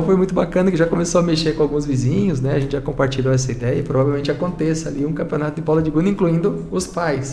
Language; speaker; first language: Portuguese; native; Portuguese